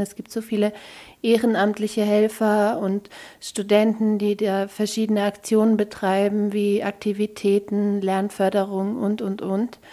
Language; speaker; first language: German; early bilingual, other home language; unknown